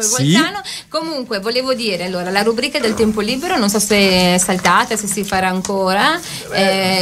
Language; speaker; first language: Italian; native; Italian